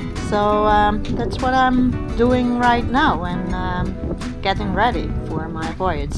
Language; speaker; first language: English; non-native, fluent; Dutch